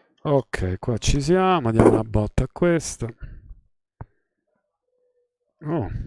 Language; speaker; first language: Italian; native; Italian